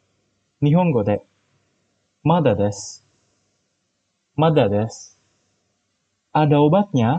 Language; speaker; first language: Japanese; non-native, fluent; Indonesian